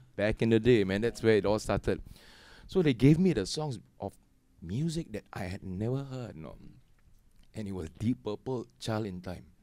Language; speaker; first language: English; native; English